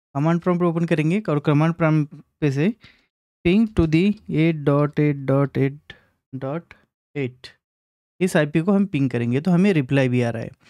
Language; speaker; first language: Hindi; non-native, local second language; Marathi